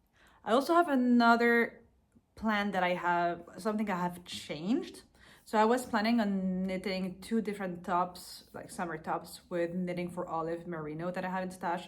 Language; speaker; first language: English; non-native, fluent; French